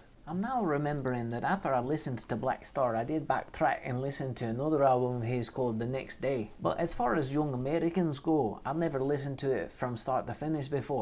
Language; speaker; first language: English; native; English